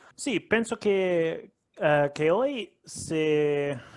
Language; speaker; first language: Spanish; non-native, learner; English